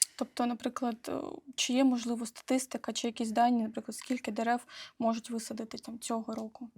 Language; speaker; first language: Ukrainian; native; Ukrainian